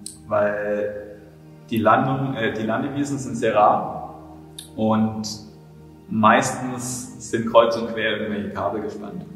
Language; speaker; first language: German; native; German